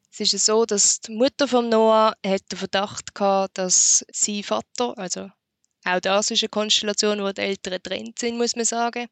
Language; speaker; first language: German; native; German